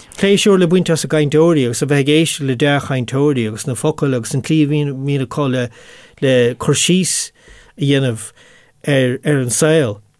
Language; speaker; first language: Irish; non-native, local second language; English